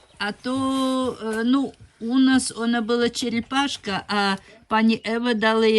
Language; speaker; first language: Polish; non-native, learner; Ukrainian